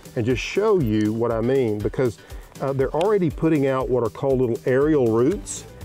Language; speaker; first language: English; native; English